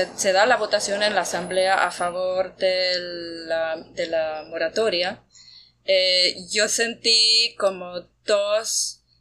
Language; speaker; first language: Spanish; non-native, fluent; German